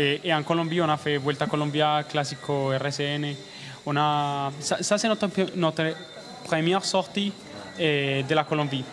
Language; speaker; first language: French; non-native, learner; Spanish